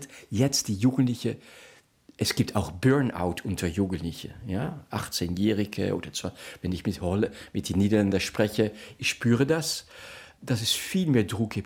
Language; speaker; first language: German; non-native, fluent; Dutch